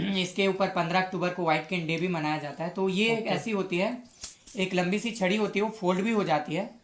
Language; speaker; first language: Hindi; native; Hindi